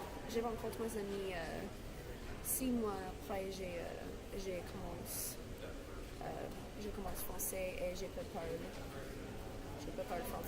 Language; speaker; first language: French; non-native, learner; English